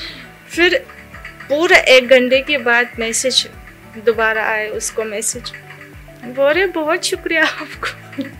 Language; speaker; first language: Hindi; non-native, learner; Russian